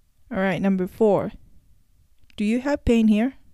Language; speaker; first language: English; non-native, fluent; Japanese